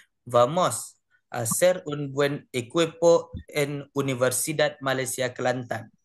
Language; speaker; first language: Spanish; non-native, learner; Malay